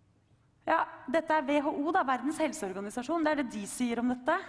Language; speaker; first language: Norwegian; native; Norwegian